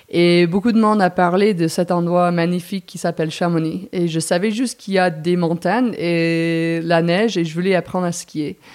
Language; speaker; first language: French; non-native, fluent; English